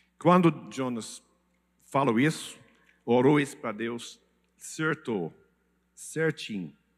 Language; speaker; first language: Portuguese; non-native, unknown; English